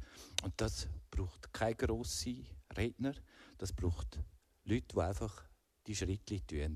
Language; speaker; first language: German; native; German